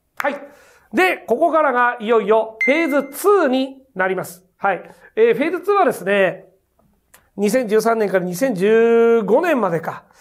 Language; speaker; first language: Japanese; native; Japanese